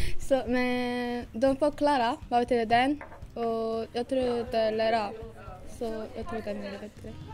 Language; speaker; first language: Swedish; non-native, learner; Korean